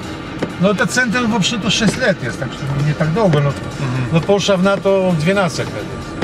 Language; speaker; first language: Russian; non-native, learner; Polish